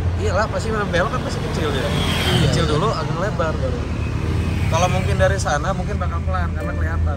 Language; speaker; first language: Indonesian; native; Indonesian